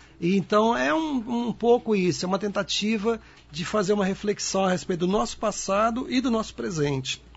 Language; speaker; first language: Portuguese; native; Portuguese